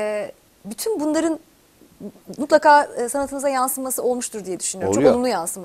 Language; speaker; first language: Turkish; native; Turkish